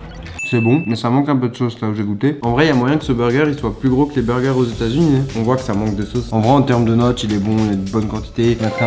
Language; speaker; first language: French; native; French